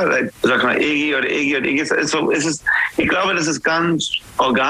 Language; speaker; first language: German; non-native, fluent; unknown